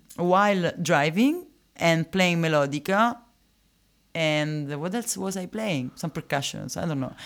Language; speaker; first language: English; non-native, fluent; Italian